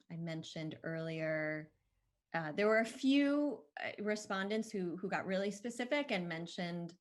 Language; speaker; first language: English; native; English